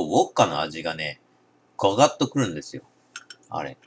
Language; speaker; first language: Japanese; native; Japanese